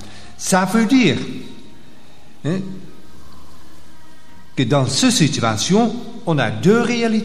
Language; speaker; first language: French; non-native, local second language; Dutch